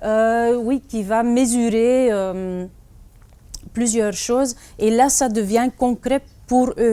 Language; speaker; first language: French; non-native, fluent; Dutch